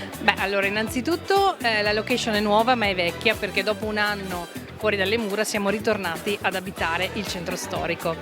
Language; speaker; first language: Italian; native; Italian